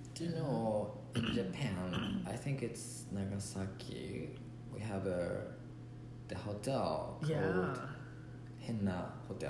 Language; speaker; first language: English; non-native, learner; Japanese